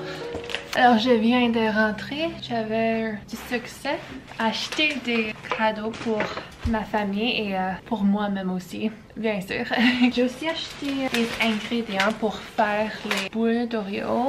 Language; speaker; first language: French; early bilingual, heritage; English